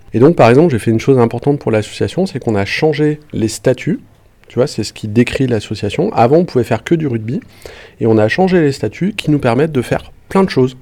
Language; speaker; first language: French; native; French